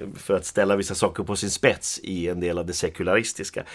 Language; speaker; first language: Swedish; native; Swedish